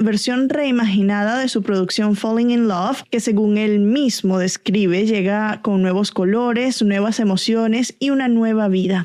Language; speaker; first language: Spanish; native; Spanish